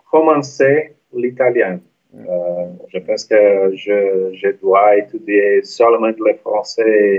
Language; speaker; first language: French; non-native, learner; Portuguese